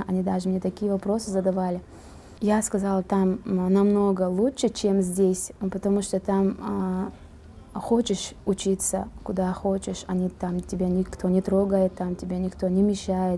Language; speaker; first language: Russian; non-native, fluent; Uzbek